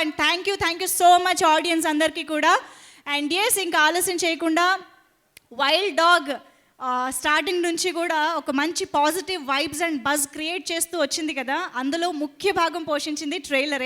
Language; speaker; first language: Telugu; native; Telugu